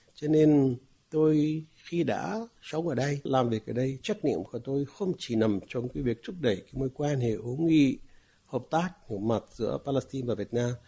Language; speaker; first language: Vietnamese; non-native, fluent; Arabic